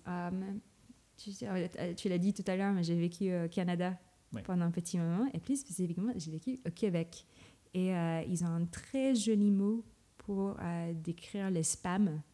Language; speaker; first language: French; non-native, fluent; Filipino